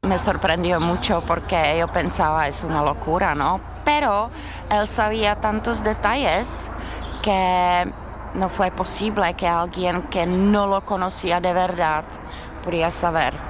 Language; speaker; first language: Spanish; non-native, fluent; Czech